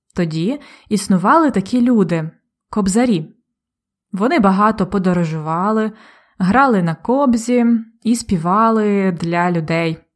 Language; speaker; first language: Ukrainian; native; Ukrainian